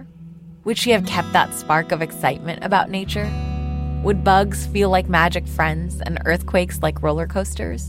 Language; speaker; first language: English; non-native, local second language; Urdu